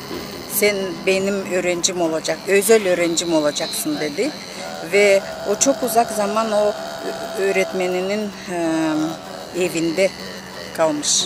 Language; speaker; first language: Turkish; non-native, learner; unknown